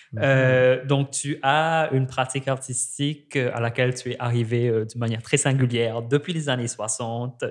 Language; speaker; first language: French; native; French